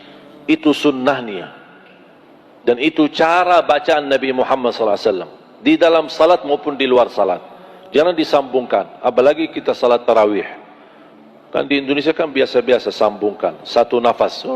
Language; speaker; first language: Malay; non-native, fluent; Arabic